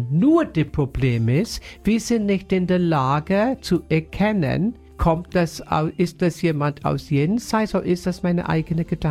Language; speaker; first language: German; non-native, fluent; English